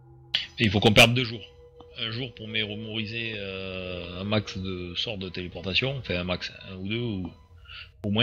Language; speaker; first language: French; native; French